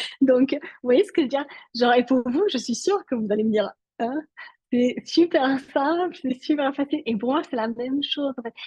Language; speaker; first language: French; non-native, local second language; Italian